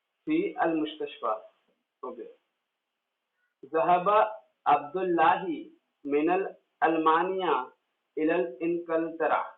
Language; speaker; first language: Arabic; non-native, fluent; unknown